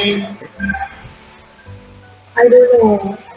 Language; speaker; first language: English; non-native, local second language; Malay